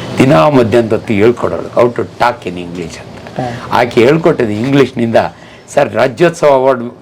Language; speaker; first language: Kannada; native; Kannada